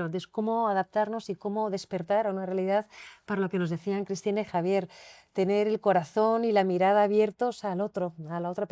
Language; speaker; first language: Spanish; native; Spanish